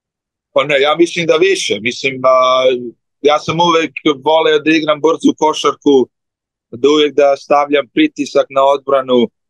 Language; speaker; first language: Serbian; early bilingual, heritage; Slovenian